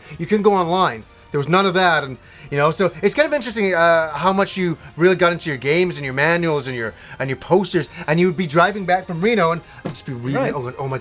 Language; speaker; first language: English; native; English